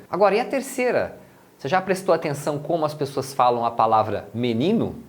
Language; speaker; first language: Portuguese; native; Portuguese